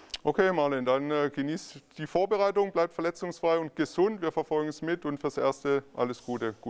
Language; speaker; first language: German; native; German